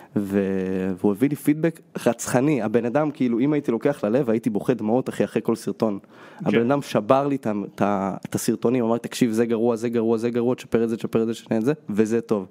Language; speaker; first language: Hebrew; early bilingual, other home language; Russian